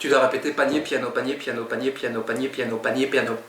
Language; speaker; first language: French; native; French